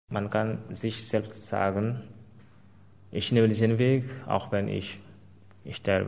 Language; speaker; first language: German; non-native, fluent; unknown